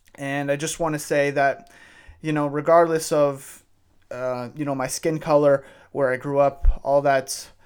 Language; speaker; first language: English; native; English